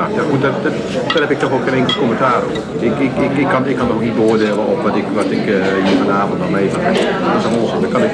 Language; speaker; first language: Dutch; native; Dutch